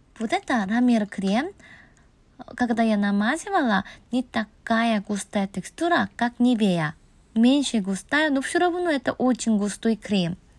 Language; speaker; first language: Russian; non-native, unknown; Korean